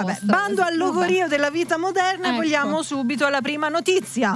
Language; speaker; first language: Italian; native; Italian